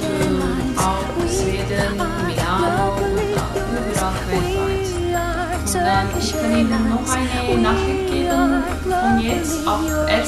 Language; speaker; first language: German; non-native, fluent; Turkish